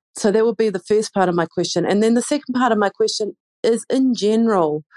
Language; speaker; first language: English; native; English